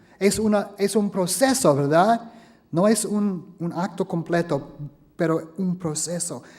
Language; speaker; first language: Spanish; non-native, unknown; English